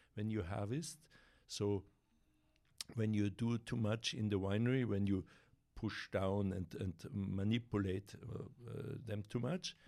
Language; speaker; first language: English; non-native, fluent; German